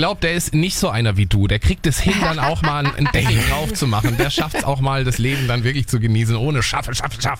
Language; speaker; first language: German; native; German